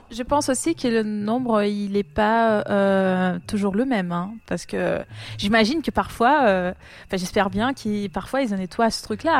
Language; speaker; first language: French; non-native, fluent; Portuguese